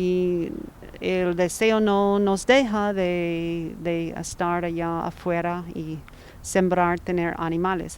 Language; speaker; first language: Spanish; non-native, fluent; English